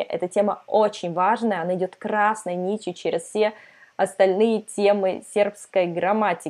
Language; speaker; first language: Russian; non-native, fluent; Serbian